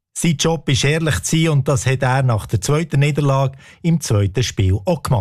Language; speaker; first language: German; native; German